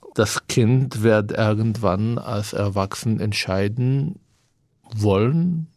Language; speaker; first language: German; non-native, fluent; Hebrew